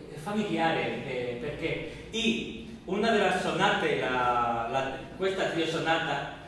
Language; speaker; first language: Italian; non-native, learner; Spanish